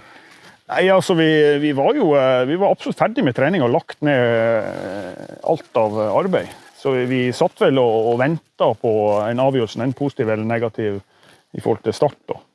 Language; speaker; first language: Norwegian; native; Norwegian